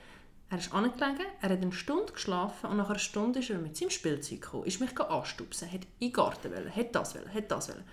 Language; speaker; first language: German; native; German